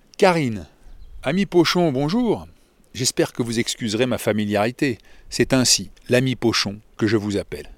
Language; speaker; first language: French; native; French